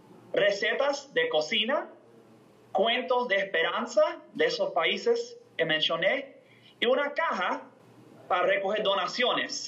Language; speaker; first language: Spanish; non-native, fluent; English